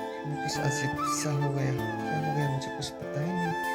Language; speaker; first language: Hindi; non-native, local second language; Kok Borok